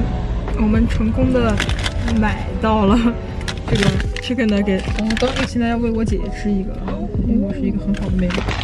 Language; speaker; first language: Chinese; early bilingual, heritage; Chinese